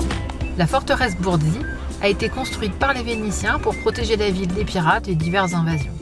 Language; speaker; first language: French; native; French